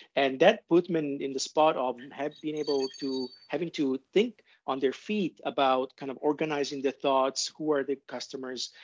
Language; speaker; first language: English; non-native, fluent; Italian